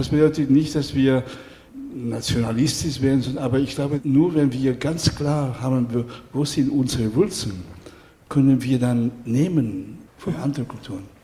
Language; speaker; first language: German; non-native, fluent; Spanish